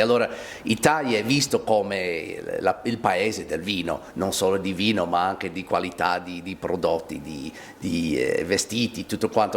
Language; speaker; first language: Italian; non-native, fluent; English